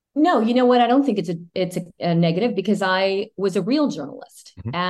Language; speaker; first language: English; early bilingual, other home language; Spanish